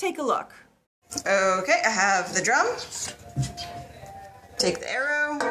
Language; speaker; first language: English; native; English